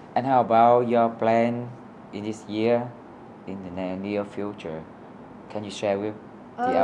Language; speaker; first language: English; non-native, learner; Vietnamese